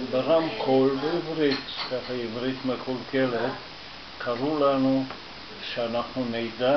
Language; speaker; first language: Hebrew; non-native, fluent; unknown